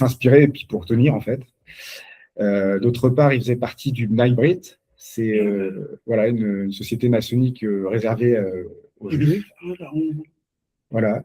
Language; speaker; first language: French; native; French